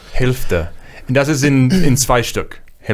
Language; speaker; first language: German; non-native, learner; English